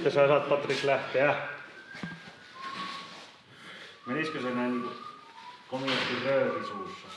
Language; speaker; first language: Finnish; native; Finnish